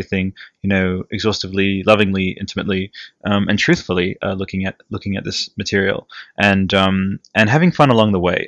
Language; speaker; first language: English; non-native, fluent; Italian